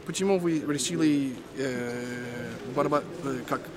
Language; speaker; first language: Russian; non-native, learner; English